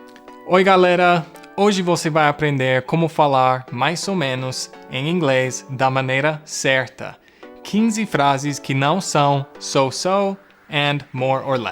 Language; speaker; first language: Portuguese; non-native, fluent; English